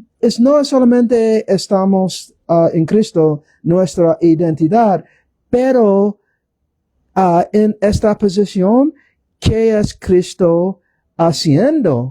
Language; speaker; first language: Spanish; non-native, learner; English